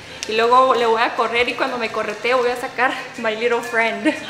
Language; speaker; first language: Spanish; early bilingual, heritage; Spanish